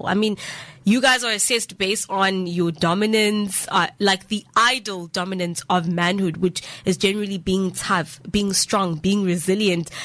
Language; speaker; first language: English; non-native, local second language; Zulu